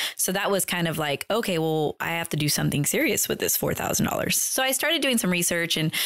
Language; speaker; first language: English; native; English